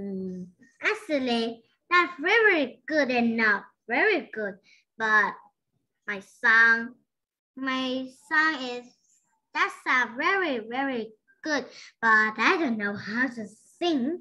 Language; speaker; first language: English; non-native, learner; Vietnamese